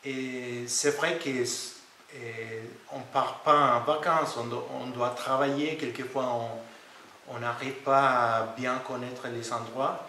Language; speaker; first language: French; non-native, fluent; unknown